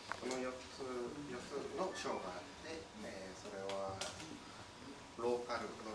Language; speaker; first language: Japanese; early bilingual, heritage; Japanese